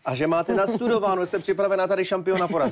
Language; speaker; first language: Czech; native; Czech